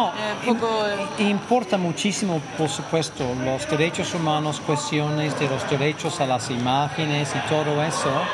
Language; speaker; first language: Spanish; non-native, fluent; English